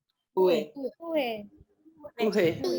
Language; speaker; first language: Korean; non-native, learner; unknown